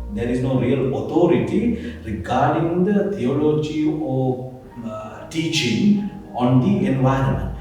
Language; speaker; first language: English; non-native, local second language; Sinhala